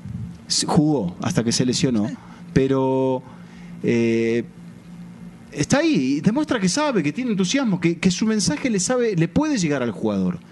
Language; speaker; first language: Spanish; native; Spanish